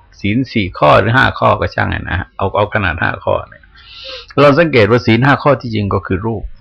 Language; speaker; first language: Thai; native; Thai